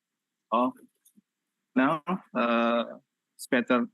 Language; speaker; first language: English; non-native, learner; Indonesian